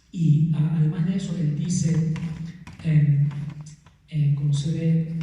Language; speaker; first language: Spanish; non-native, fluent; English